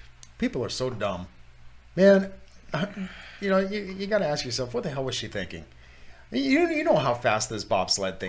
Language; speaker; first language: English; native; English